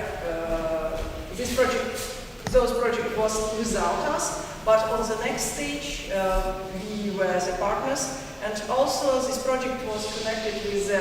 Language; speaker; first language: English; non-native, learner; Ukrainian